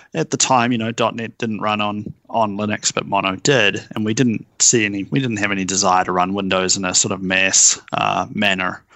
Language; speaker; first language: English; native; English